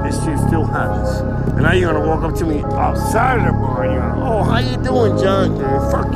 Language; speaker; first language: English; native; English